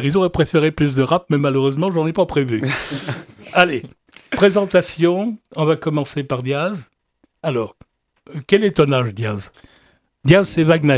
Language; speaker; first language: French; native; French